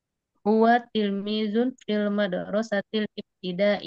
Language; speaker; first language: Arabic; non-native, learner; Indonesian